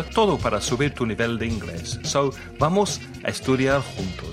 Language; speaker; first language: Spanish; non-native, fluent; English